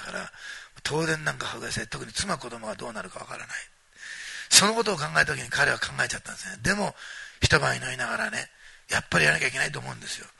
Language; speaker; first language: Japanese; native; Japanese